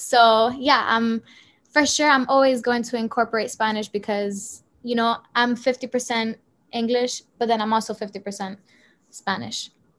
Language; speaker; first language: English; early bilingual, other home language; Spanish